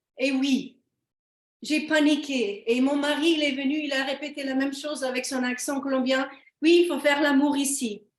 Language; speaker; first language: French; non-native, fluent; Slovenian